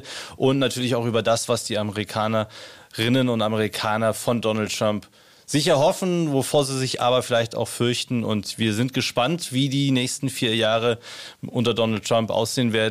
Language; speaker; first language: German; native; German